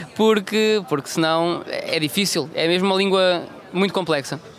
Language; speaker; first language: Portuguese; native; Portuguese